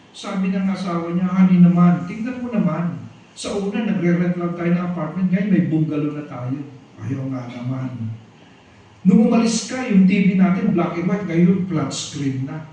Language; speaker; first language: Filipino; non-native, local second language; Cebuano